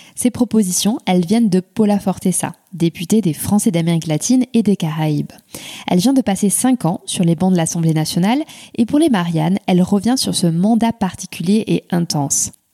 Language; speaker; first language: French; native; French